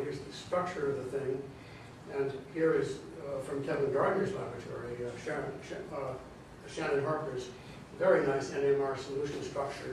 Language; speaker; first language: English; native; English